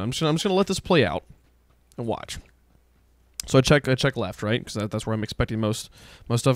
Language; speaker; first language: English; native; English